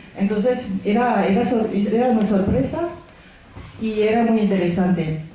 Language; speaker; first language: Spanish; non-native, fluent; French